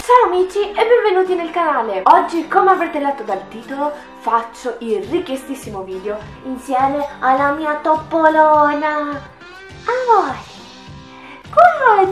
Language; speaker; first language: Italian; native; Italian